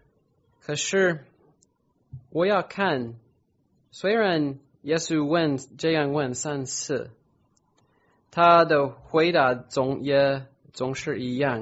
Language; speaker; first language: Chinese; non-native, fluent; English